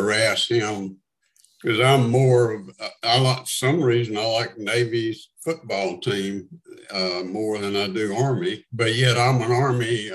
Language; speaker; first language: English; native; English